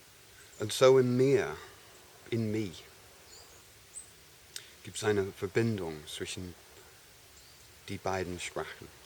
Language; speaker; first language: German; non-native, fluent; English